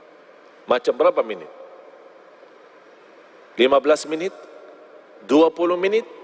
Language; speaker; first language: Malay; non-native, fluent; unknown